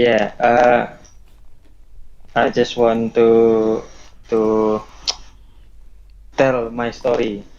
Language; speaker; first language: English; non-native, learner; Indonesian